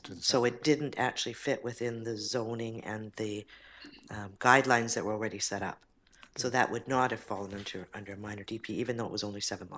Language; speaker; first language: English; native; English